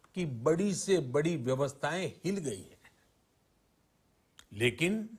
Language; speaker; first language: Hindi; non-native, local second language; Gujarati